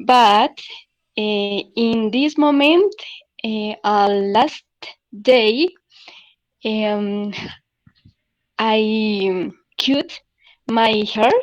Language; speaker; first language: English; non-native, learner; Spanish